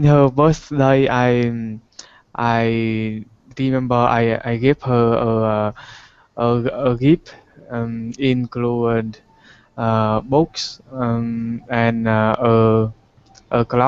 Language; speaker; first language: English; non-native, learner; Vietnamese